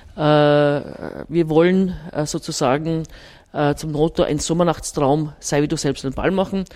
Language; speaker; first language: German; native; German